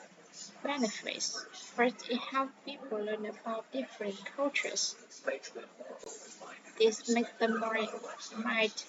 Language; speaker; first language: English; non-native, learner; Vietnamese